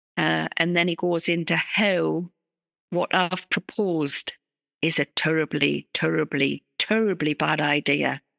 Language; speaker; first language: English; native; English